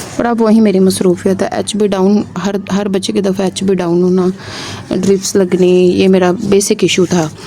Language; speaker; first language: Urdu; non-native, local second language; Punjabi